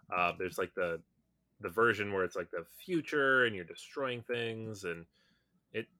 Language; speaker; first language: English; native; English